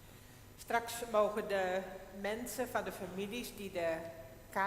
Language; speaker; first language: Dutch; non-native, local second language; Western Frisian